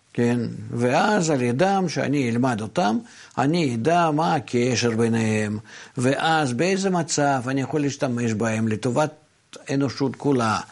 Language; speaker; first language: Hebrew; non-native, fluent; Russian